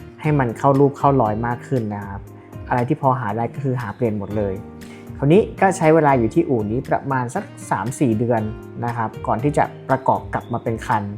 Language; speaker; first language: Thai; native; Thai